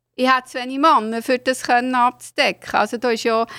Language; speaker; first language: German; native; German